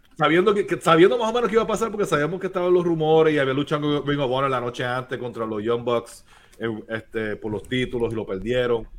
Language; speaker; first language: Spanish; native; Spanish